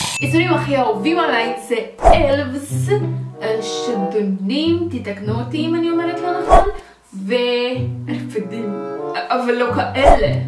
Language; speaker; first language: Hebrew; non-native, fluent; Russian